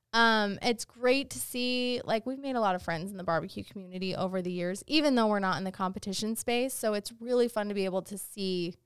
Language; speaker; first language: English; native; English